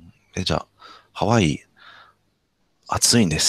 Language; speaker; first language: Japanese; non-native, fluent; English